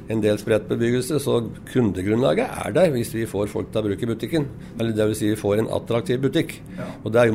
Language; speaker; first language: Norwegian; native; Norwegian